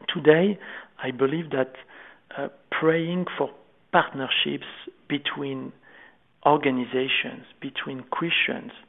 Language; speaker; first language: English; non-native, fluent; French